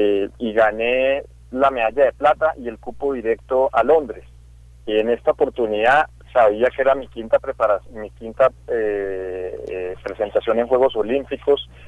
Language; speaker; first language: Spanish; native; Spanish